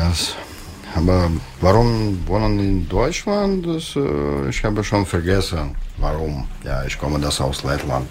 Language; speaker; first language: German; non-native, learner; Russian